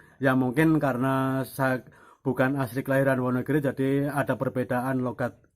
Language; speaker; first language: Indonesian; non-native, local second language; Javanese